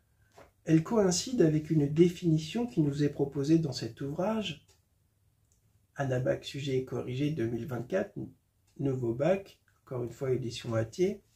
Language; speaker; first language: French; native; French